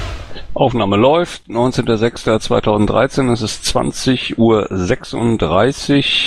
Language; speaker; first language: German; native; German